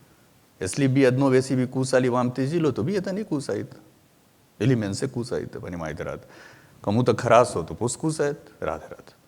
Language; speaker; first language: Russian; non-native, learner; Hindi